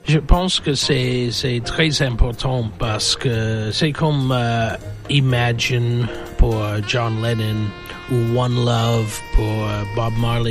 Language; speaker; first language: French; non-native, fluent; English